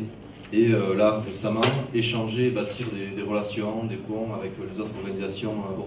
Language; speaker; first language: French; native; French